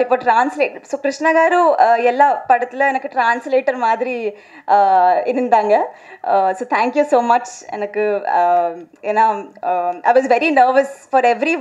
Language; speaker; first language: Tamil; non-native, learner; Telugu